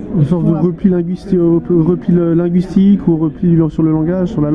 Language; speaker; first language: French; native; French